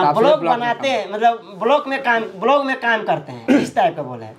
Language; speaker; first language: Hindi; native; Hindi